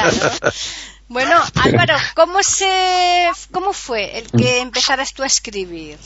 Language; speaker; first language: Spanish; native; Spanish